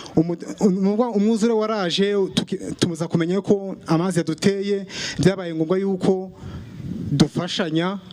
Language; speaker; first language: Kinyarwanda; native; Kinyarwanda